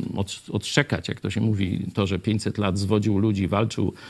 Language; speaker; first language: Polish; native; Polish